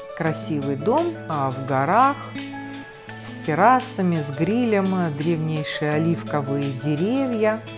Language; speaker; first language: Russian; native; Russian